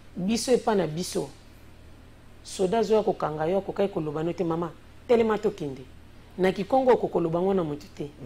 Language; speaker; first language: Lingala; non-native, local second language; Kongo